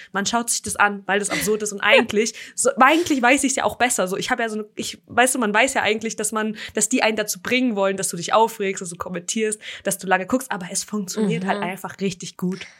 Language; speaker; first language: German; early bilingual, other home language; Russian